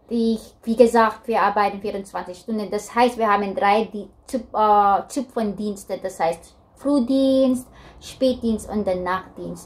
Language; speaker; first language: German; non-native, learner; Filipino